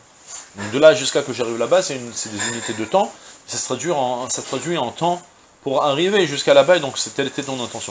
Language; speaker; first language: French; native; French